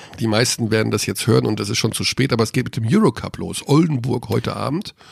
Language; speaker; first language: German; native; German